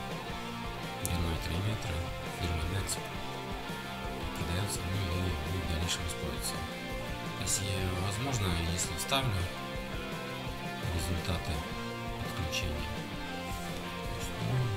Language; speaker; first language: Russian; native; Russian